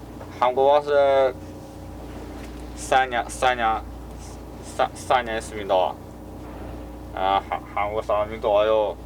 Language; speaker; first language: Korean; non-native, learner; Chinese